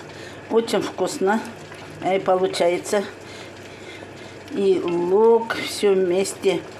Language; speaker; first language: Russian; non-native, local second language; Kazakh